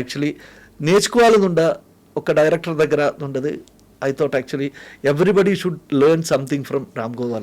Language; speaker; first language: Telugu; non-native, fluent; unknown